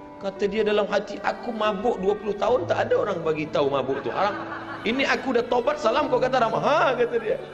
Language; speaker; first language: Malay; native; Malay